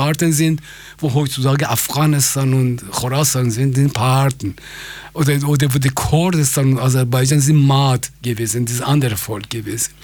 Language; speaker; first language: German; non-native, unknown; Persian